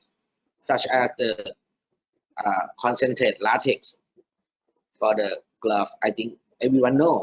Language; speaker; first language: English; non-native, learner; Thai